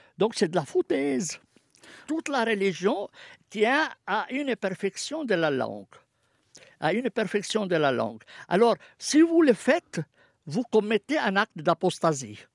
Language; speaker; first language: French; non-native, fluent; Arabic